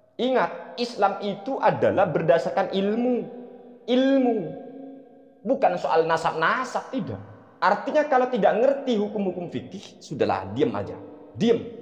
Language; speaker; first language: Indonesian; non-native, local second language; Madurese